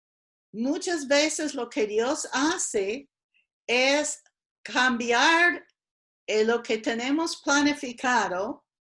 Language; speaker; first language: Spanish; non-native, fluent; English